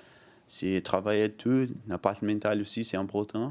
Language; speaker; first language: French; non-native, learner; Portuguese